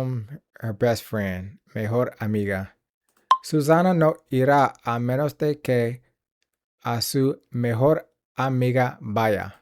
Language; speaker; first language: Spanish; non-native, learner; English